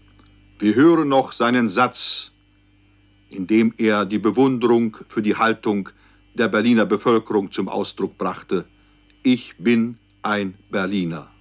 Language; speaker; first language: German; native; German